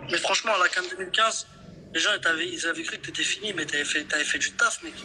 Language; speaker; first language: French; native; French